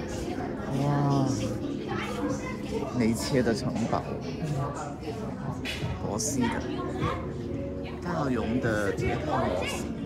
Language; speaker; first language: Chinese; non-native, local second language; Cantonese